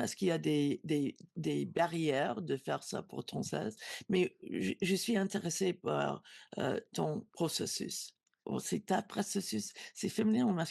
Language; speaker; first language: French; non-native, learner; English